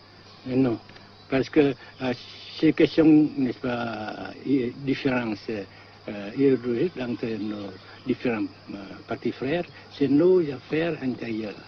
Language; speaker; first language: French; non-native, fluent; Vietnamese